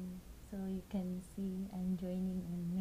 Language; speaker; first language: English; non-native, local second language; Cebuano